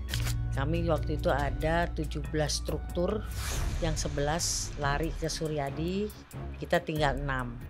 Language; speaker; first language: Indonesian; native; Indonesian